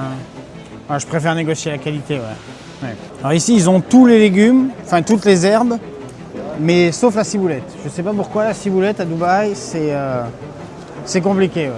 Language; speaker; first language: French; native; French